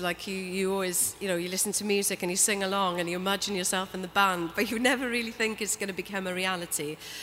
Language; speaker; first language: English; non-native, local second language; Welsh